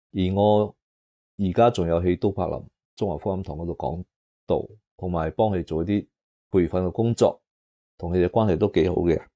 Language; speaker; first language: Cantonese; native; Cantonese